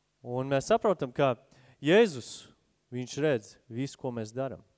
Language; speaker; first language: Latvian; non-native, fluent; English